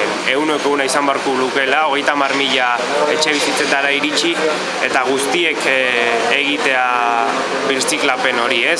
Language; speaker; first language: Basque; native; Basque